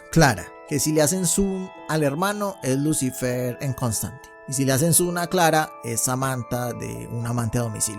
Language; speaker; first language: Spanish; native; Spanish